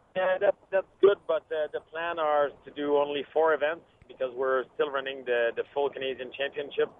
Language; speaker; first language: English; native; English